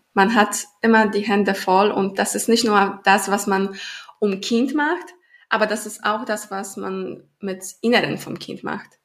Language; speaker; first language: German; non-native, fluent; Polish